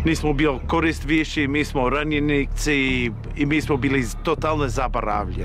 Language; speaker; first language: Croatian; non-native, fluent; English